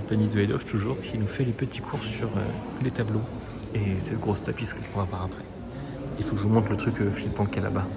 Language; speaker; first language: French; native; French